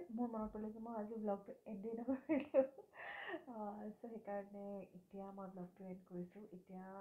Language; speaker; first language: Assamese; native; Assamese